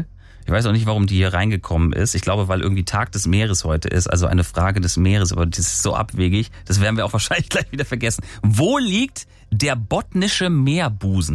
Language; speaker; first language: German; native; German